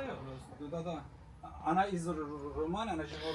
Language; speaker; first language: Russian; non-native, learner; Turkish